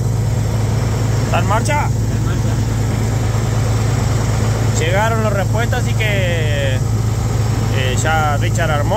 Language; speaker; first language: Spanish; native; Spanish